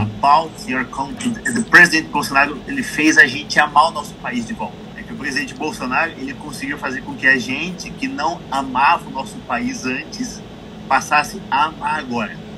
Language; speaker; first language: Portuguese; native; Portuguese